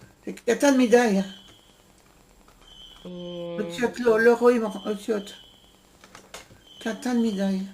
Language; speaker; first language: Hebrew; non-native, learner; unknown